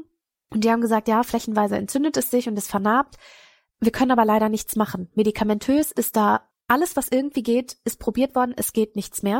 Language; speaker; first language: German; native; German